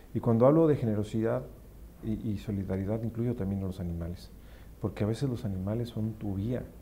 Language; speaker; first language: Spanish; native; Spanish